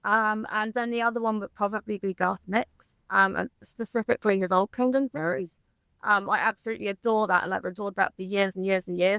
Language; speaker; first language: English; native; English